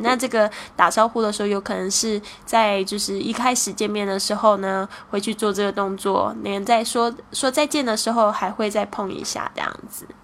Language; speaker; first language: Chinese; native; Chinese